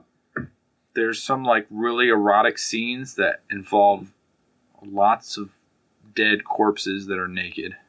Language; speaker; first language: English; native; English